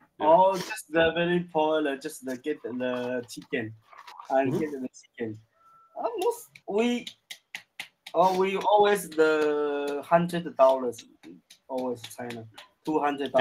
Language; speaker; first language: English; non-native, learner; Chinese